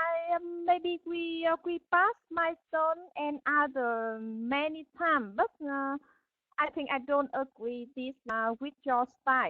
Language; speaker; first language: English; non-native, learner; Vietnamese